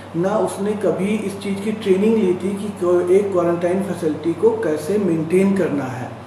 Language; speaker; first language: Hindi; non-native, local second language; Marathi